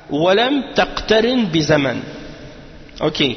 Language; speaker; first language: Arabic; non-native, fluent; French